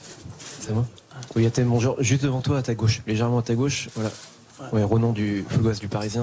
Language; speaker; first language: French; native; French